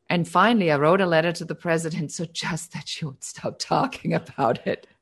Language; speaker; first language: English; non-native, fluent; German